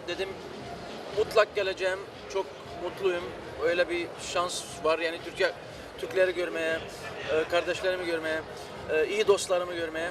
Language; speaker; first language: Turkish; early bilingual, heritage; Turkish